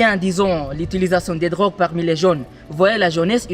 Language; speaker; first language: French; non-native, learner; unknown